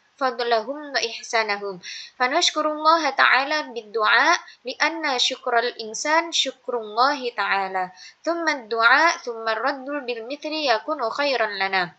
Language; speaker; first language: Arabic; non-native, learner; Indonesian